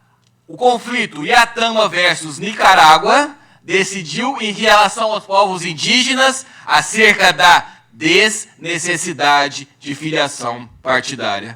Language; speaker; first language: Portuguese; native; Portuguese